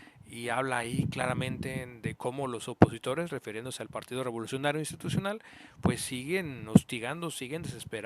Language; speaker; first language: Spanish; native; Spanish